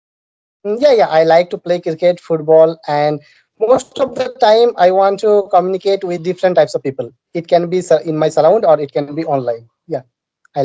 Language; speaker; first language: English; non-native, learner; Bangla